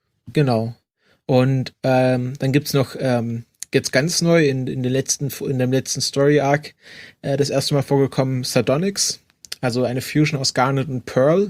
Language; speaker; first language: German; native; German